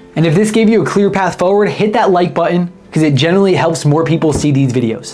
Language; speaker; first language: English; native; English